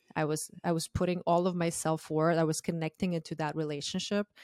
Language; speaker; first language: English; non-native, fluent; Croatian